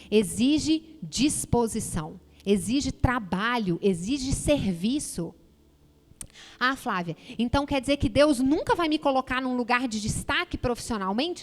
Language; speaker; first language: Portuguese; native; Portuguese